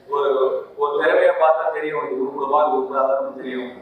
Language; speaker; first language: Tamil; native; Tamil